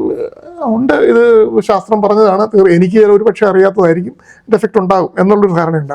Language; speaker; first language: Malayalam; native; Malayalam